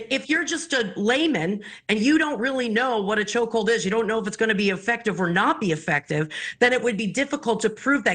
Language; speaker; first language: English; native; English